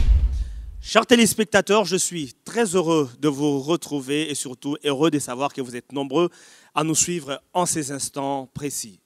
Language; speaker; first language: French; non-native, local second language; Lingala